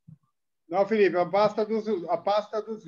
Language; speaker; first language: Portuguese; native; Portuguese